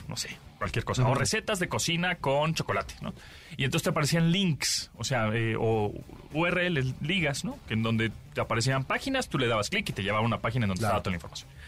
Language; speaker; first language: Spanish; native; Spanish